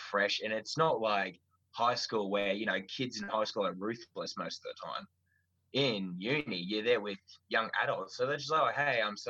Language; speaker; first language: English; native; English